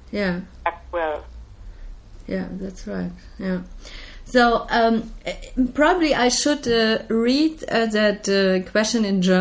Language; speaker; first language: English; non-native, fluent; German